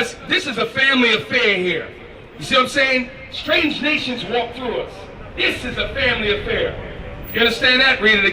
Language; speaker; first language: English; native; English